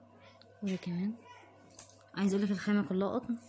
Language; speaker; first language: Arabic; native; Arabic